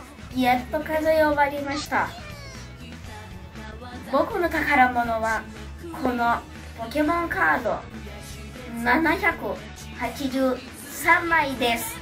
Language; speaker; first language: Japanese; non-native, learner; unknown